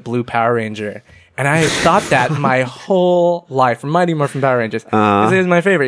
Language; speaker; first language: English; early bilingual, other home language; Vietnamese